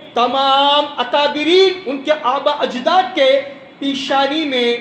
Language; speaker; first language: Hindi; non-native, local second language; Tamil